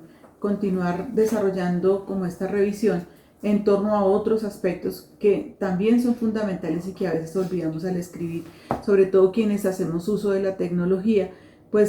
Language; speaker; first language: Spanish; native; Spanish